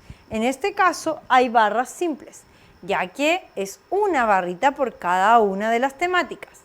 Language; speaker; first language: Spanish; native; Spanish